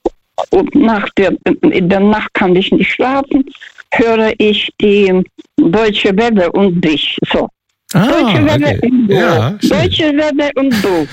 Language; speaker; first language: German; non-native, fluent; Russian